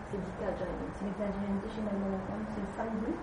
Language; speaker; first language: French; native; French